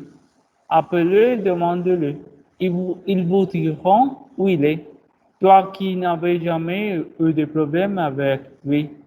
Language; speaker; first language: French; non-native, learner; Spanish